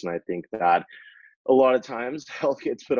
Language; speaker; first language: English; native; English